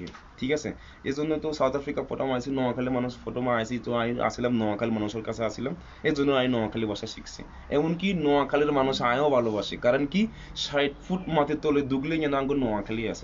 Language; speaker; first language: Bangla; non-native, fluent; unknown